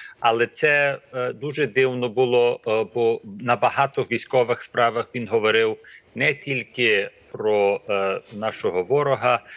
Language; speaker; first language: Ukrainian; early bilingual, heritage; Ukrainian